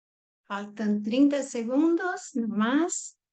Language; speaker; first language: Spanish; non-native, fluent; Portuguese